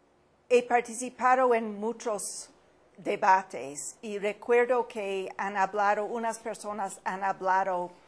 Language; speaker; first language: Spanish; non-native, fluent; English